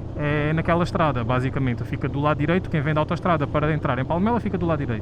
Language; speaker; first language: Portuguese; native; Portuguese